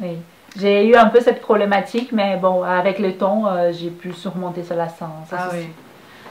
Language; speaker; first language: French; non-native, fluent; Portuguese